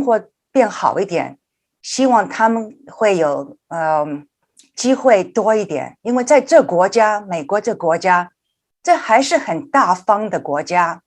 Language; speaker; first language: Chinese; early bilingual, heritage; Chinese